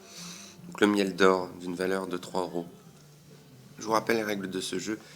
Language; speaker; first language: French; native; French